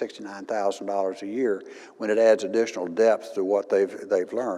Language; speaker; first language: English; native; English